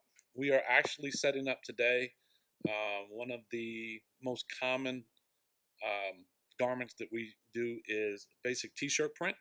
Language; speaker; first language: English; native; English